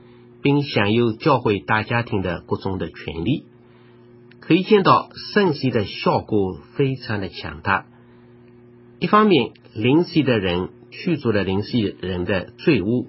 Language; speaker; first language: Chinese; native; Chinese